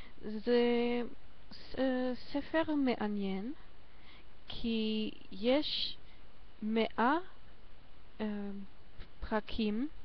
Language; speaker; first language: Hebrew; non-native, learner; German